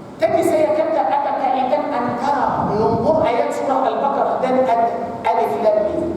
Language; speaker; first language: Malay; non-native, fluent; Arabic